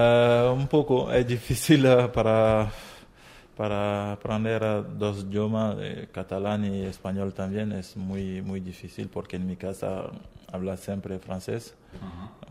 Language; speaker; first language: Spanish; non-native, learner; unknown